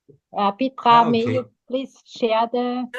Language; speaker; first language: English; non-native, fluent; German